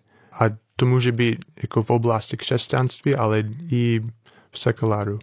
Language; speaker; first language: Czech; non-native, fluent; English